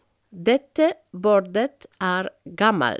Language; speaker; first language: Norwegian; non-native, fluent; French